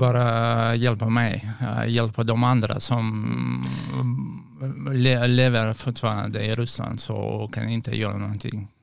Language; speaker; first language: Swedish; non-native, learner; Russian